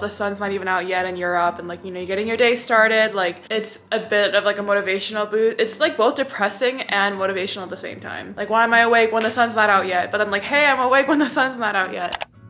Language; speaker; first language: English; early bilingual, other home language; Korean